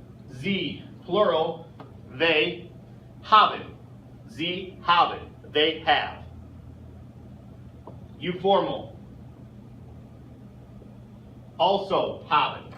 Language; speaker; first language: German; non-native, fluent; English